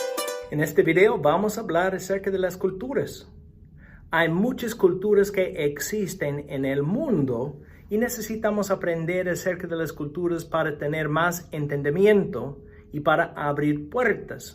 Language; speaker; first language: Spanish; non-native, fluent; English